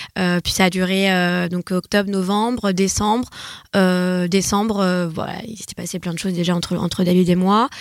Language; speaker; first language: French; native; French